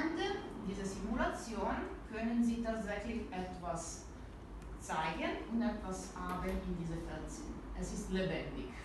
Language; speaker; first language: German; non-native, learner; Italian